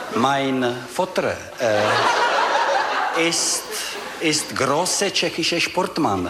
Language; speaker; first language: German; non-native, learner; Czech